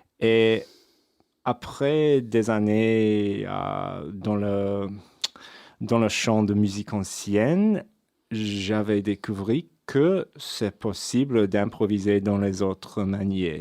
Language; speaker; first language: French; non-native, fluent; English